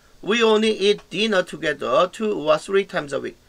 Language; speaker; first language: English; non-native, fluent; Korean